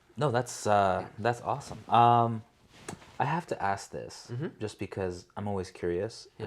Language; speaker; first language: English; native; English